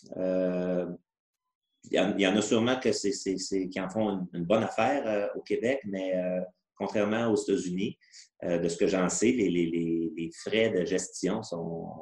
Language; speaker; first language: French; native; French